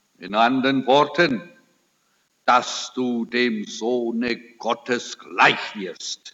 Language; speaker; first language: German; early bilingual, heritage; German